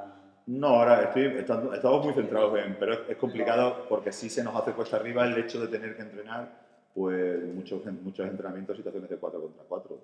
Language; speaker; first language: Spanish; native; Spanish